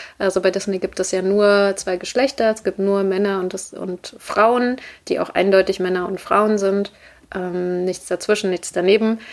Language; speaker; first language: German; native; German